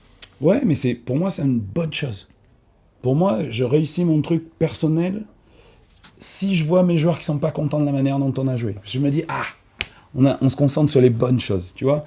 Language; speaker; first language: French; native; French